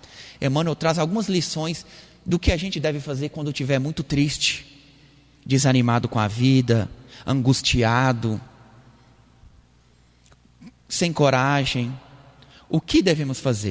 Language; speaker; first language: Portuguese; native; Portuguese